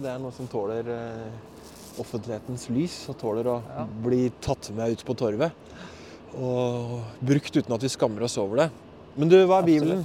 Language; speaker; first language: Norwegian; native; Norwegian